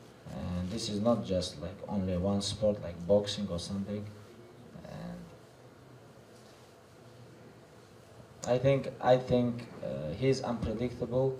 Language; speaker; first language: English; non-native, learner; Russian